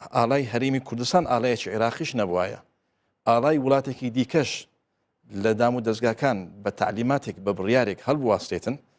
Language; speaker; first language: Central Kurdish; non-native, local second language; Turkish